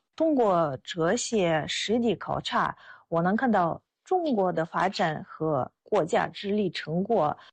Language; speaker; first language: Chinese; non-native, fluent; Russian